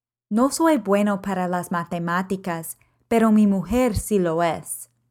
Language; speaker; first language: Spanish; non-native, fluent; English